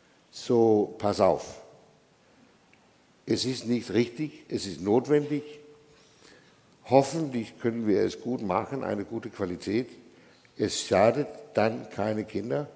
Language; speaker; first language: German; non-native, fluent; Danish